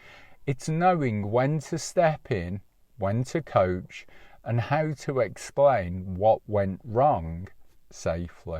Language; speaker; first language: English; native; English